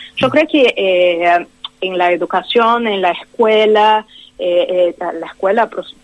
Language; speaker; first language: Spanish; non-native, fluent; Portuguese